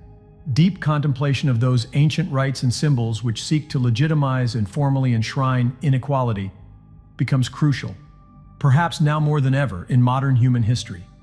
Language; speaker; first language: English; native; English